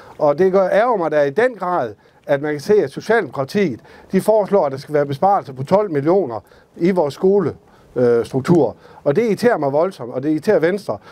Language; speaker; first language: Danish; native; Danish